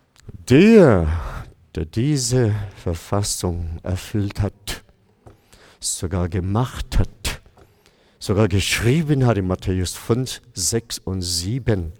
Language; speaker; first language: German; non-native, fluent; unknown